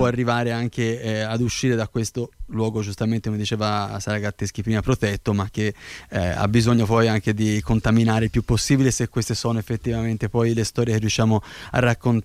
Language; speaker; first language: Italian; native; Italian